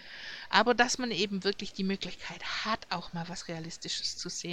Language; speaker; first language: German; native; German